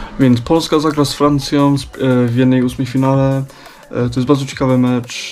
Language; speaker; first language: Polish; early bilingual, heritage; Polish